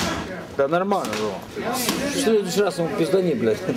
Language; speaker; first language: Russian; native; Russian